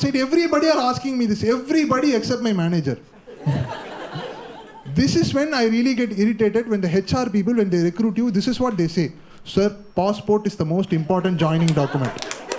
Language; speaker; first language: English; non-native, local second language; Tamil